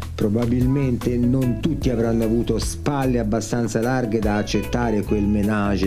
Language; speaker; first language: Italian; native; Italian